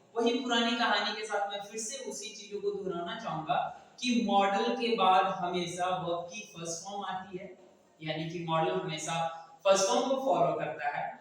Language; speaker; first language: Hindi; native; Hindi